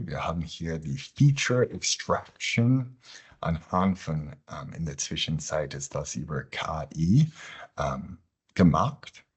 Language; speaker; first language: German; non-native, fluent; English